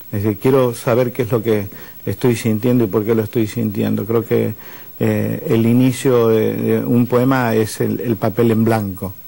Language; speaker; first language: Spanish; native; Spanish